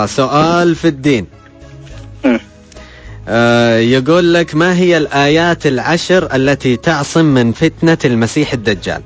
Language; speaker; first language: Arabic; native; Arabic